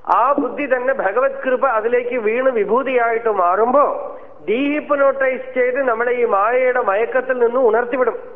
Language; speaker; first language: Malayalam; native; Malayalam